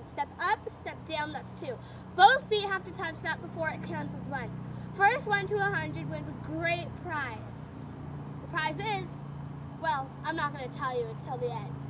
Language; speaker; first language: English; native; English